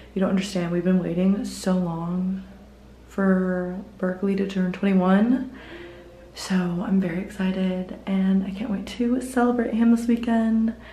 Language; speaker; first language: English; native; English